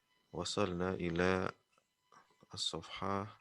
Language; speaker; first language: Arabic; non-native, fluent; Indonesian